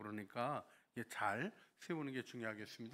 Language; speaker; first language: Korean; native; Korean